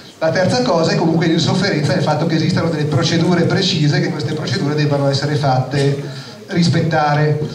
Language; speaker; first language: Italian; native; Italian